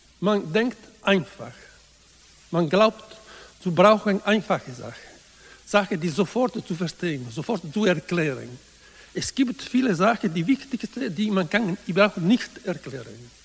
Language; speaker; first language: German; non-native, learner; Italian